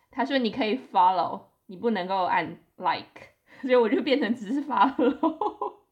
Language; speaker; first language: Chinese; native; Chinese